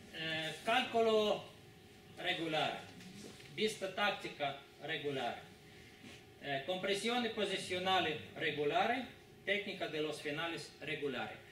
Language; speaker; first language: Italian; non-native, learner; Spanish